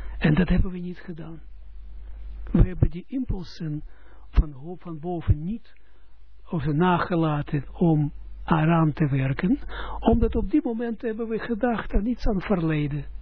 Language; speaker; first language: Dutch; non-native, fluent; Russian